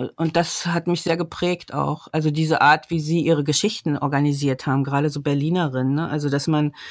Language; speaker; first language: German; native; German